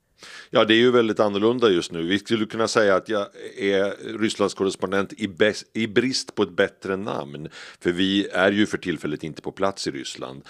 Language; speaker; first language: Swedish; native; Swedish